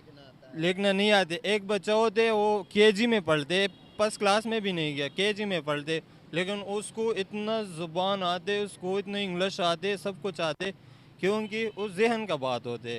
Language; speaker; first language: Hindi; non-native, local second language; Pashto